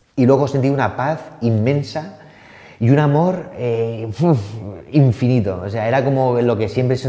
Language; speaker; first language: Spanish; native; Spanish